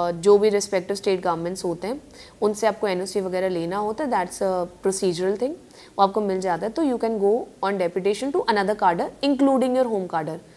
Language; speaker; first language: Hindi; native; Hindi